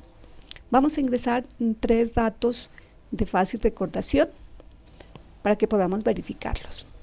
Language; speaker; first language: Spanish; native; Spanish